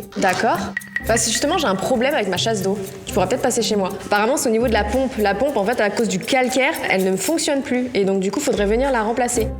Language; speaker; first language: French; native; French